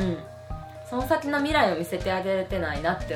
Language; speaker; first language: Japanese; native; Japanese